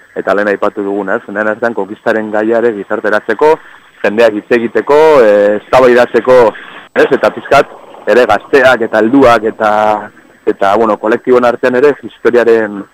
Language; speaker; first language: Basque; non-native, local second language; Spanish